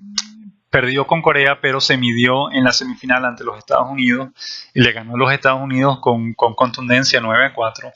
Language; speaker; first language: Spanish; native; Spanish